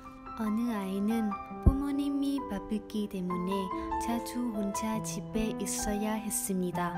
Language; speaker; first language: Korean; non-native, learner; Vietnamese